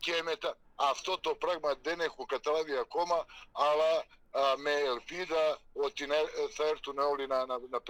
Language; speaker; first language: Greek; non-native, fluent; Serbian